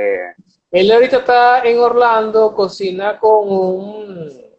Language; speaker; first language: Spanish; native; Spanish